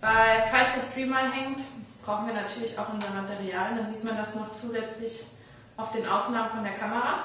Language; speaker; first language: German; native; German